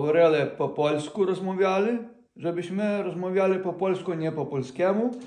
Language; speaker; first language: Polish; non-native, fluent; Ukrainian